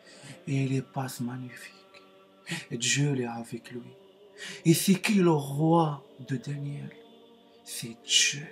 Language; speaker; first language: French; non-native, learner; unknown